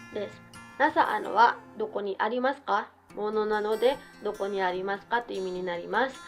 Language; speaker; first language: Japanese; non-native, fluent; Cebuano